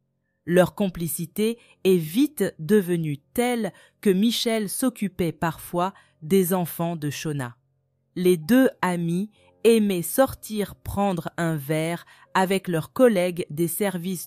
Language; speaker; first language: French; native; French